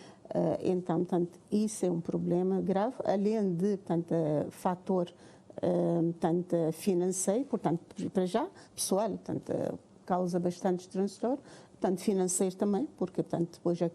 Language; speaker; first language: Portuguese; non-native, local second language; Kabuverdianu